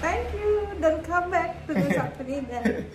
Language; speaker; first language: English; non-native, learner; Balinese